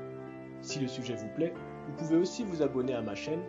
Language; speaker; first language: French; native; French